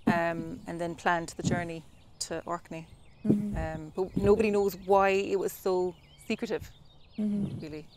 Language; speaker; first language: English; native; English